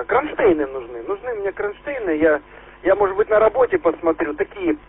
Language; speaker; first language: Russian; native; Russian